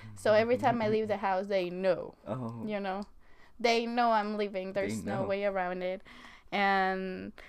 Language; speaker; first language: English; non-native, fluent; Spanish